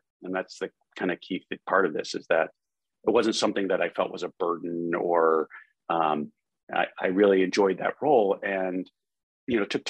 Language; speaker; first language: English; native; English